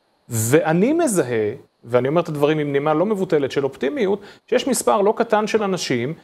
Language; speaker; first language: Hebrew; native; Hebrew